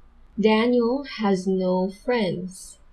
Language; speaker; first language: English; non-native, local second language; Filipino